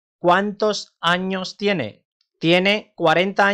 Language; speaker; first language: Spanish; non-native, fluent; Urdu